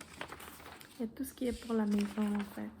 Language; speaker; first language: French; non-native, fluent; Spanish